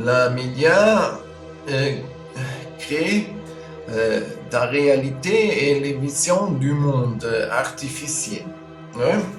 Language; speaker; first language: French; non-native, fluent; German